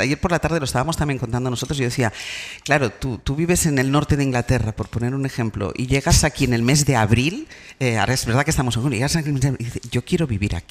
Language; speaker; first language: Spanish; native; Spanish